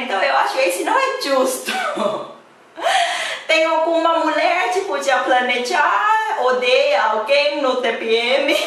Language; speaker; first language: Portuguese; non-native, learner; Thai